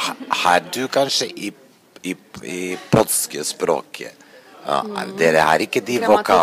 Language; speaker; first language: Norwegian; non-native, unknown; Serbian